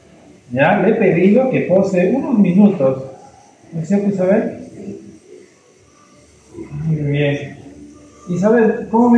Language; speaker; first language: Spanish; native; Spanish